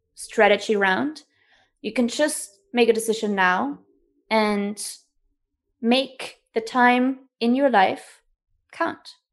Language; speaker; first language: English; non-native, fluent; German